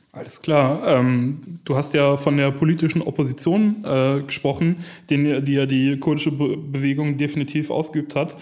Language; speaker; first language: German; native; German